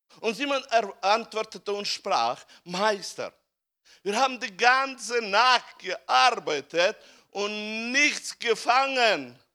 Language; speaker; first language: German; non-native, fluent; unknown